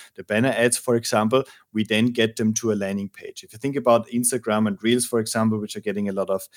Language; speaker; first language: English; non-native, fluent; German